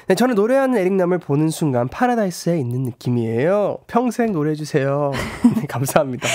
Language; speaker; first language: Korean; early bilingual, heritage; Korean